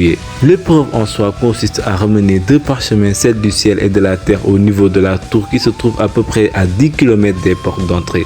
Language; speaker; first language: French; native; French